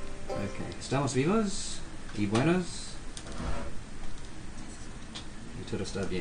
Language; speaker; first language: Spanish; non-native, fluent; English